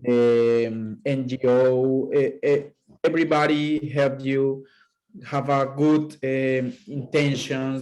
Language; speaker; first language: English; non-native, learner; Spanish